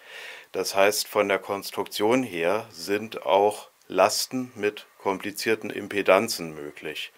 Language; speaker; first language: German; native; German